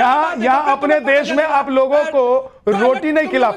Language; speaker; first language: Hindi; native; Hindi